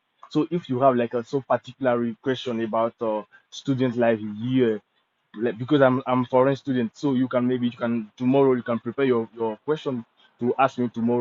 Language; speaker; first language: English; non-native, learner; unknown